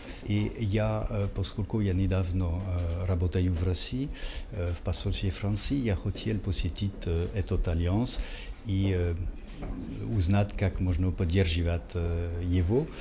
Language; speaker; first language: Russian; non-native, fluent; French